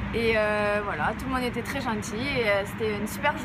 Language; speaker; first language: French; native; French